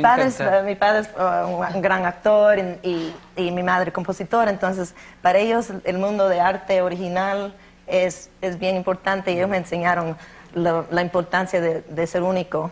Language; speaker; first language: Spanish; early bilingual, heritage; Spanish